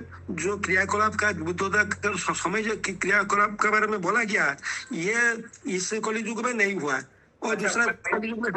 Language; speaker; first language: Hindi; non-native, local second language; Bangla